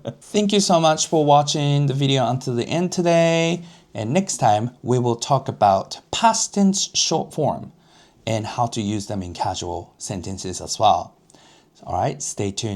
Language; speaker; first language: English; non-native, fluent; Japanese